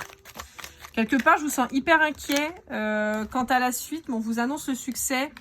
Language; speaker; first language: French; native; French